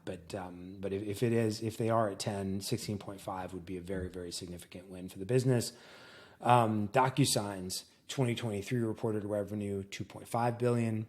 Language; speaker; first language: English; native; English